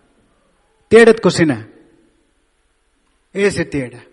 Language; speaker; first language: Finnish; non-native, fluent; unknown